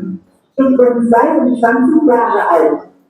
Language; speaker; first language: German; non-native, learner; Indonesian